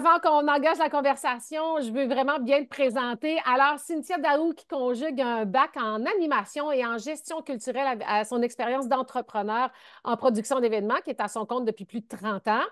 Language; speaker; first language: French; native; French